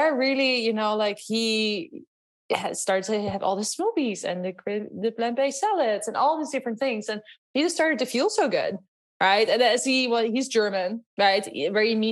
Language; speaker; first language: English; non-native, fluent; Dutch